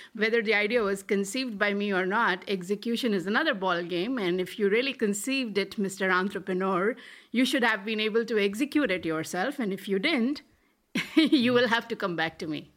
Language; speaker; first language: English; non-native, local second language; Hindi